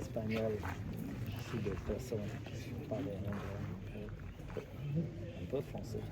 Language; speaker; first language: French; non-native, learner; English